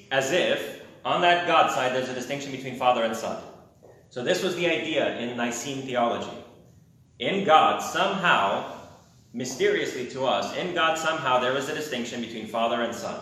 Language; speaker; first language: English; native; English